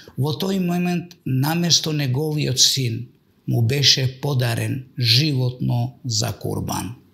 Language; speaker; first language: Macedonian; non-native, local second language; Albanian